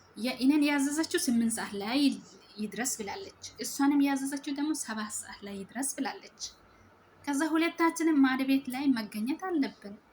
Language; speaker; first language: Amharic; native; Amharic